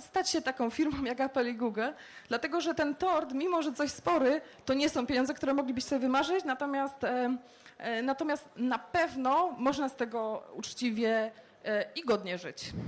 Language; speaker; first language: Polish; native; Polish